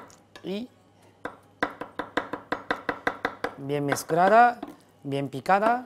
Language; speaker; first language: Spanish; non-native, learner; Japanese